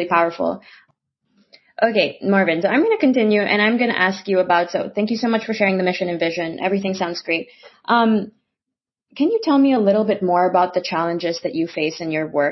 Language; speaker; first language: English; non-native, local second language; Filipino